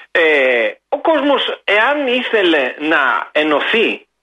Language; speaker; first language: Greek; native; Greek